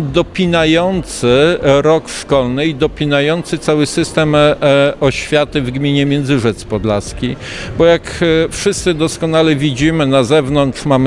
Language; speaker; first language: Polish; native; Polish